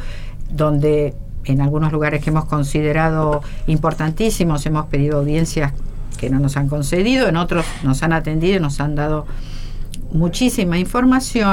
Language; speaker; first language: Spanish; native; Spanish